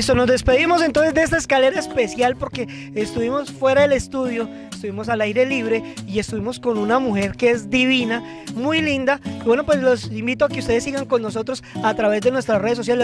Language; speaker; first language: Spanish; native; Spanish